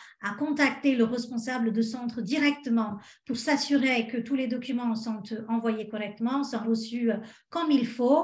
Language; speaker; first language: French; native; French